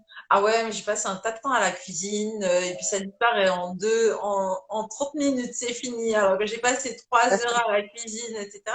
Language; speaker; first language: French; native; French